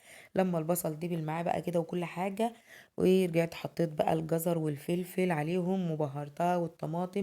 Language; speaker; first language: Arabic; native; Arabic